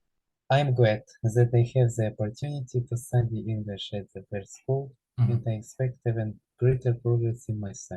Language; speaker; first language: English; non-native, learner; Ukrainian